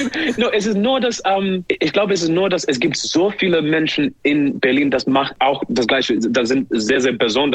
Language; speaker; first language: German; non-native, learner; English